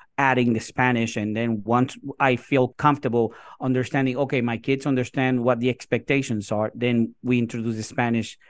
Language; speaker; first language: English; non-native, fluent; Spanish